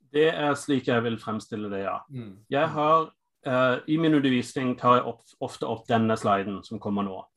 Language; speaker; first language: Norwegian; non-native, fluent; English